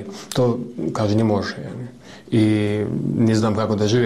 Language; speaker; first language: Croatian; non-native, learner; Chechen